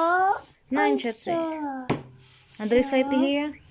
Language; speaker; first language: German; non-native, learner; Cebuano